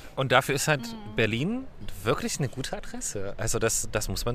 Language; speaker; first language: German; native; German